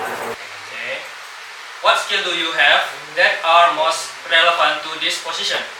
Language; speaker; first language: English; non-native, learner; Indonesian